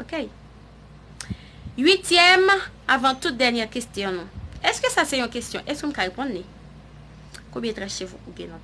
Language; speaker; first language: French; non-native, learner; Haitian Creole